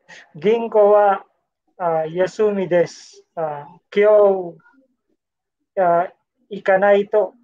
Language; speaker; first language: Japanese; non-native, learner; Filipino